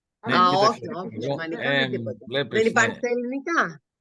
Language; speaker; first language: Greek; native; Greek